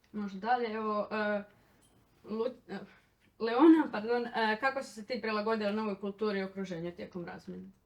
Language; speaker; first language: Croatian; native; Croatian